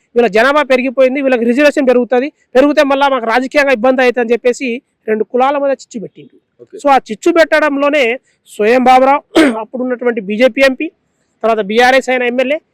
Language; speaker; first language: Telugu; non-native, local second language; Lambadi